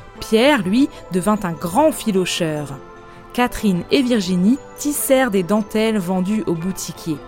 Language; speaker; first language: French; native; French